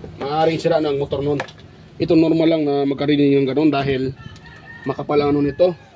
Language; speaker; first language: Filipino; non-native, local second language; Cebuano